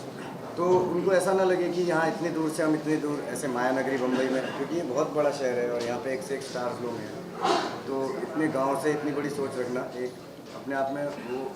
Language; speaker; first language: Hindi; native; Hindi